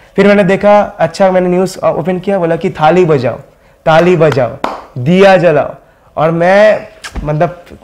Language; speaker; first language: Hindi; non-native, local second language; Bangla